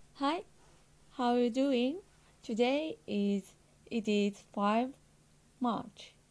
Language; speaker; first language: English; non-native, learner; Japanese